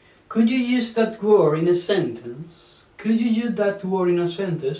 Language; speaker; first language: English; non-native, learner; Spanish